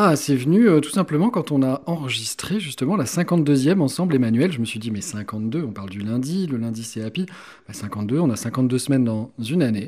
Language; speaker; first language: French; native; French